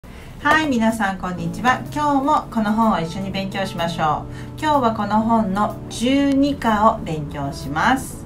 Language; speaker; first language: Japanese; non-native, fluent; Cantonese